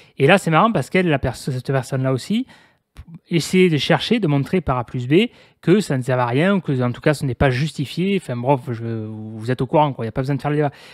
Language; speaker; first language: French; native; French